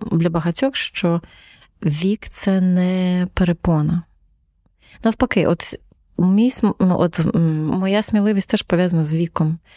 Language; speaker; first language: Ukrainian; native; Ukrainian